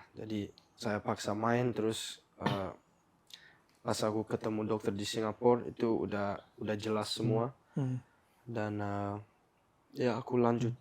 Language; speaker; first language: Indonesian; early bilingual, heritage; English